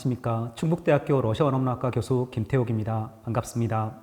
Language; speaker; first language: Korean; native; Korean